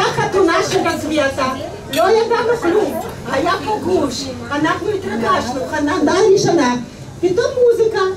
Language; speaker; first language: Hebrew; non-native, fluent; Russian